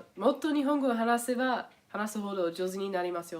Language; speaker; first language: Japanese; non-native, learner; English